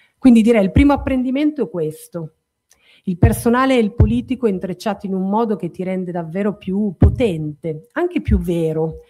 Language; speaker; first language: Italian; early bilingual, other home language; Spanish